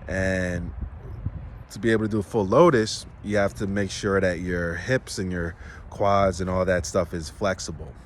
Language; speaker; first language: English; native; English